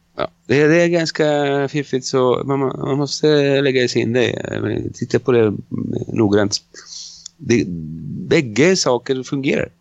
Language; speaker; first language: Swedish; non-native, fluent; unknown